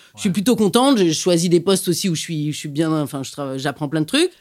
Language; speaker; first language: French; native; French